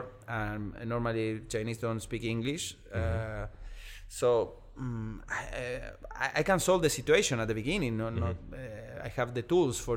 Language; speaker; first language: English; non-native, learner; Spanish